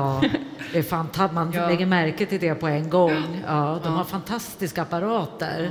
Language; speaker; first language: Swedish; native; Swedish